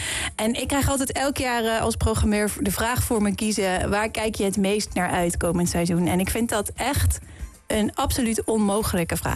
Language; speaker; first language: Dutch; native; Dutch